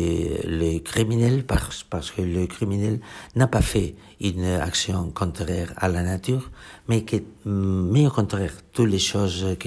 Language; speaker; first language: French; non-native, fluent; Catalan